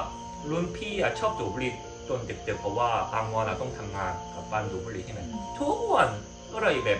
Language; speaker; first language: Thai; non-native, fluent; Korean